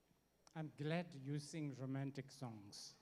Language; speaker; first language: English; non-native, learner; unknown